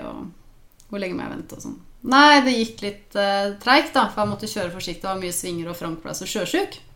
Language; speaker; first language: Norwegian; native; Norwegian